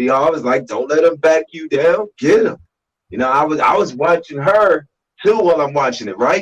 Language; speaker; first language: English; native; English